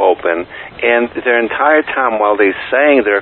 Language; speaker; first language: English; non-native, fluent; Polish